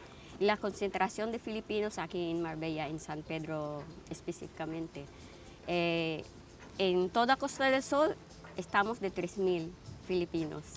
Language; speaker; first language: Spanish; non-native, fluent; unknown